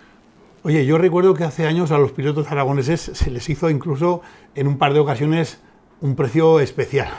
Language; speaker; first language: Spanish; native; Spanish